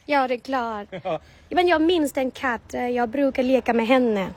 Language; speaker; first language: Swedish; non-native, learner; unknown